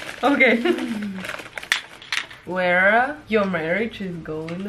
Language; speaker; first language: English; non-native, learner; Russian